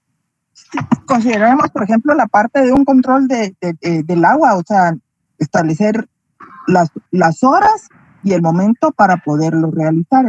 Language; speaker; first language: Spanish; native; Spanish